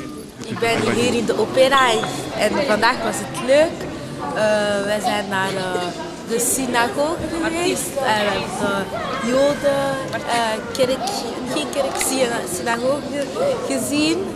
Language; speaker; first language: Dutch; early bilingual, other home language; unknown